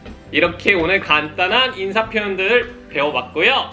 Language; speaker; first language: Korean; native; Korean